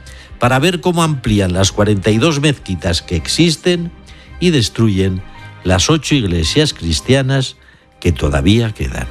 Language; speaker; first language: Spanish; native; Spanish